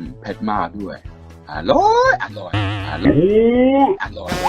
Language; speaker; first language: Thai; non-native, fluent; English